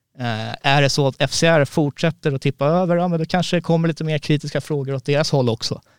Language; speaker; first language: Swedish; native; Swedish